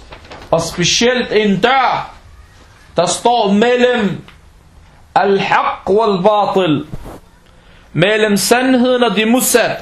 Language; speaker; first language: Danish; early bilingual, other home language; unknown